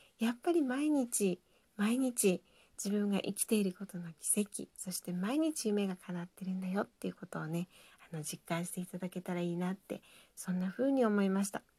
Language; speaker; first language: Japanese; native; Japanese